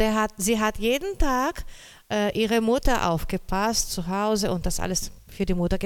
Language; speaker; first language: German; non-native, learner; Portuguese